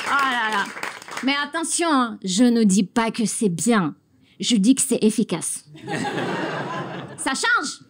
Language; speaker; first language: French; non-native, fluent; Russian